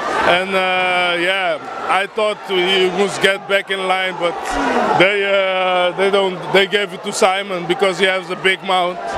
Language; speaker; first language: English; non-native, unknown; Dutch